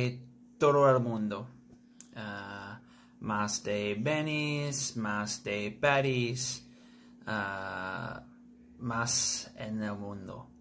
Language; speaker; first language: Spanish; non-native, learner; English